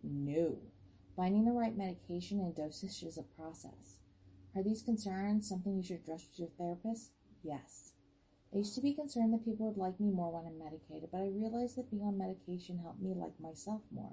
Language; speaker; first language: English; native; English